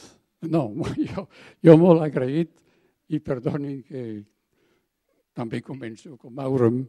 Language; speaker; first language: Catalan; non-native, fluent; German